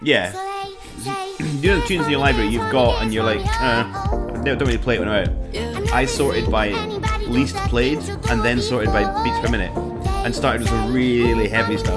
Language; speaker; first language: English; native; English